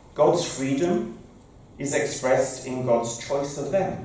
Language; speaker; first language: English; native; English